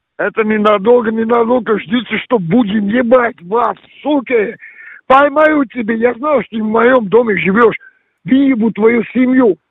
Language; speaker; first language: Russian; non-native, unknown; Armenian